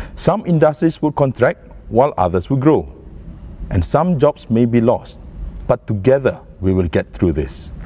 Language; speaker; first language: English; non-native, local second language; Malay